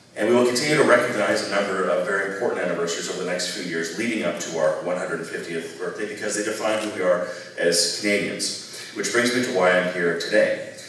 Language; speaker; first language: English; native; English